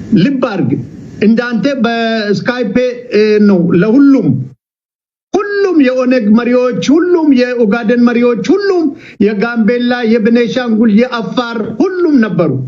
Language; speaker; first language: Amharic; non-native, local second language; Oromo